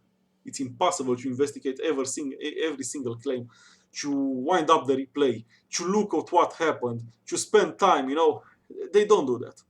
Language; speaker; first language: English; non-native, fluent; Romanian